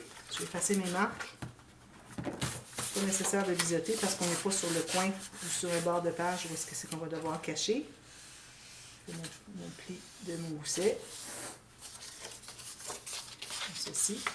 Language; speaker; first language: French; native; French